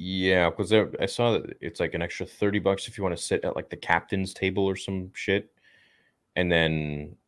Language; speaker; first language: English; native; English